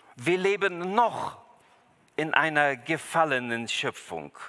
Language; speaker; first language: German; early bilingual, other home language; Russian